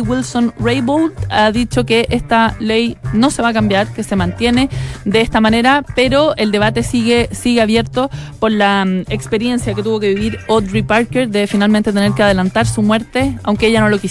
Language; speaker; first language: Spanish; native; Spanish